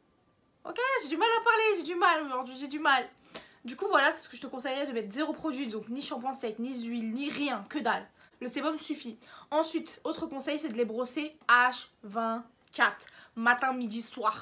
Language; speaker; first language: French; native; French